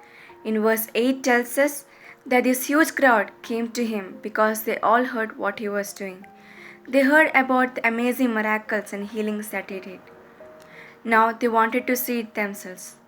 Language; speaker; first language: English; non-native, local second language; Malayalam